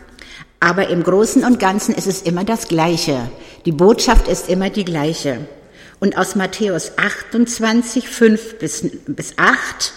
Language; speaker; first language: German; native; German